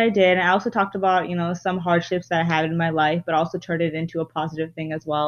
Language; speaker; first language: English; non-native, local second language; Bangla